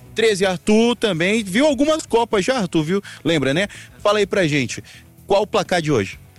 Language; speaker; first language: Portuguese; native; Portuguese